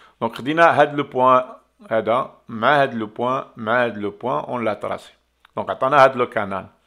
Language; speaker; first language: French; non-native, local second language; Arabic